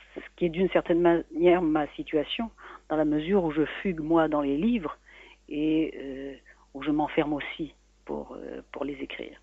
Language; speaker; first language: French; native; French